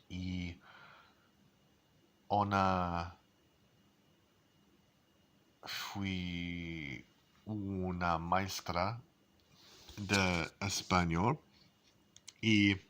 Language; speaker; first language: Spanish; non-native, learner; English